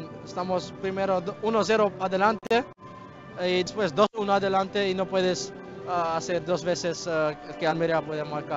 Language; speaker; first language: Spanish; non-native, learner; Dutch